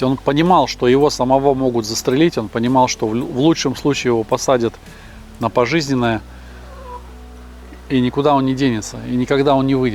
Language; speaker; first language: Russian; native; Russian